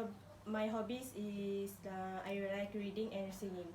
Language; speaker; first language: English; non-native, local second language; Malay